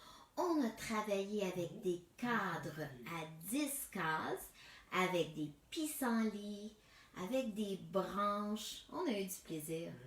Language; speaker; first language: French; native; French